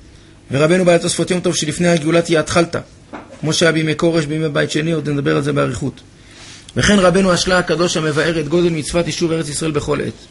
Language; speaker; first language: Hebrew; native; Hebrew